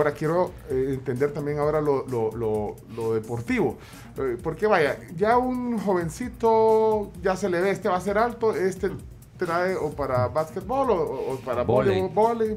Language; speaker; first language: Spanish; native; Spanish